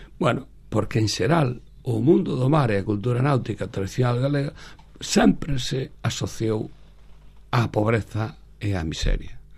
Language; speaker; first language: Galician; native; Galician